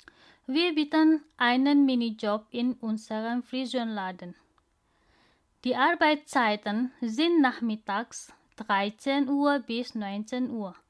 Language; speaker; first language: German; non-native, learner; Indonesian